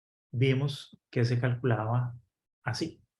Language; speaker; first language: Spanish; native; Spanish